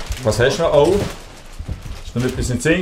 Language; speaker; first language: German; native; German